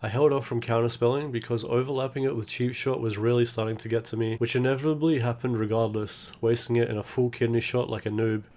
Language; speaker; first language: English; native; English